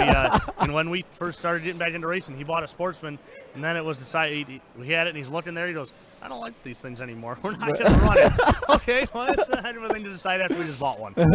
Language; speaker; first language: English; native; English